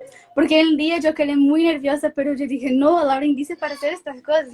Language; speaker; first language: Spanish; non-native, fluent; Portuguese